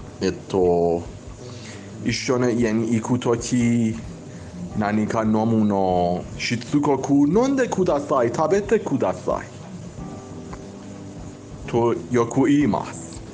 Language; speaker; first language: Japanese; non-native, learner; Persian